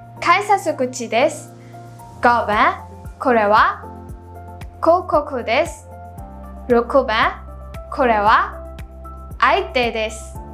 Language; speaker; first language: Japanese; non-native, fluent; Burmese